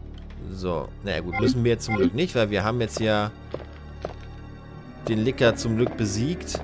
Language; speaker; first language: German; native; German